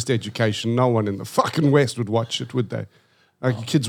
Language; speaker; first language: English; native; English